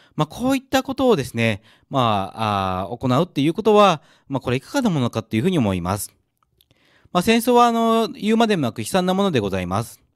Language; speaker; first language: Japanese; native; Japanese